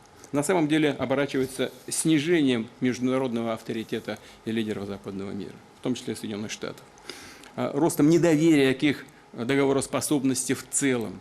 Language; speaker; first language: Russian; native; Russian